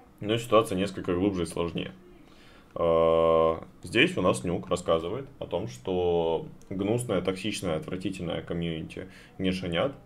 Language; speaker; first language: Russian; native; Russian